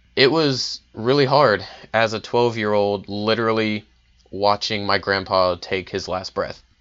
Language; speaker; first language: English; native; English